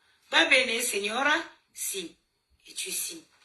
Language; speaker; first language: Italian; non-native, learner; French